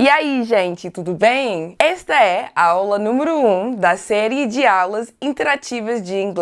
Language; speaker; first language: Portuguese; non-native, fluent; English